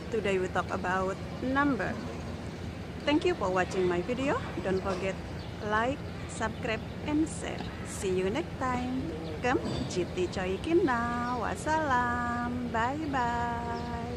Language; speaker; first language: English; non-native, learner; Indonesian